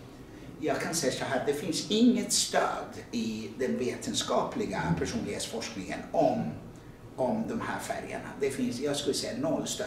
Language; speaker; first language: Swedish; non-native, fluent; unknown